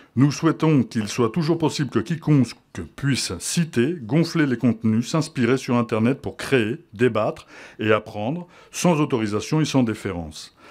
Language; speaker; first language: French; native; French